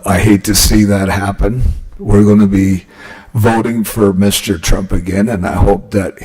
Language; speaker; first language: English; early bilingual, other home language; Spanish